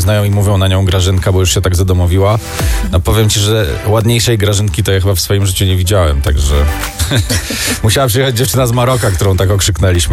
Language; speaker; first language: Polish; native; Polish